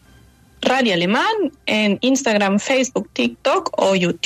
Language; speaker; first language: Spanish; non-native, fluent; German